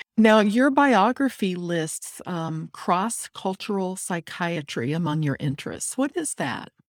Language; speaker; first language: English; native; English